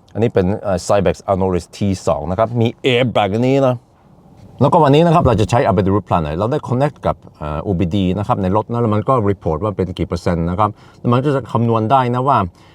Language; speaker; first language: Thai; non-native, fluent; Swedish